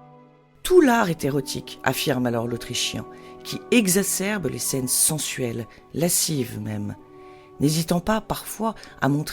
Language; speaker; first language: French; native; French